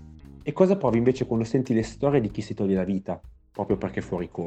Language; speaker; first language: Italian; native; Italian